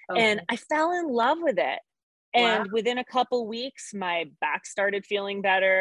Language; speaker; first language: English; native; English